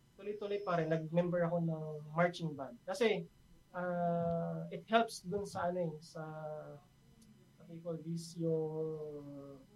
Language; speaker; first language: Filipino; non-native, local second language; Bikol